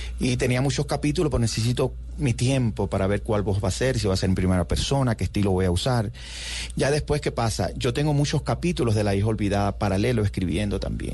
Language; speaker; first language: Spanish; native; Spanish